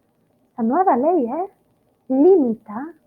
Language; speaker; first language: Spanish; non-native, fluent; Italian